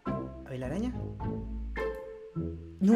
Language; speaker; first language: Spanish; native; Spanish